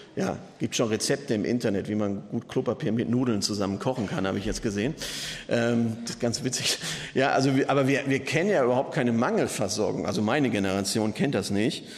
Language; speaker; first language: German; native; German